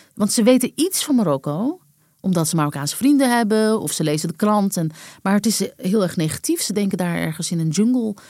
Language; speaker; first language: Dutch; native; Dutch